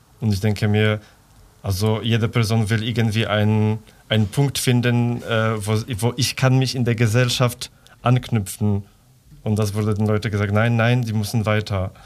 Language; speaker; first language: German; non-native, fluent; Polish